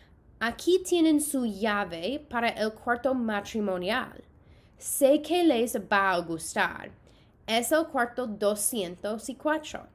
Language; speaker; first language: Spanish; non-native, fluent; English